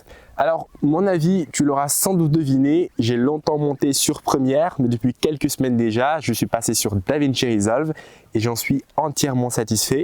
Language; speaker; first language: French; native; French